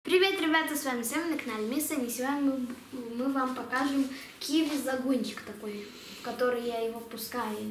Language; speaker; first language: Russian; non-native, local second language; Lithuanian